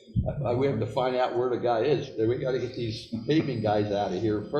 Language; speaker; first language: English; native; English